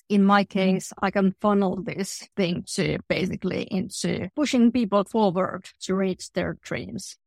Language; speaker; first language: English; non-native, fluent; Finnish